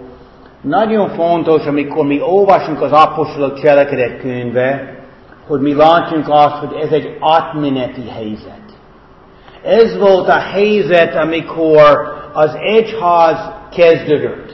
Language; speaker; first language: Hungarian; non-native, fluent; English